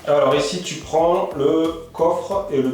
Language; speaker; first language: French; native; French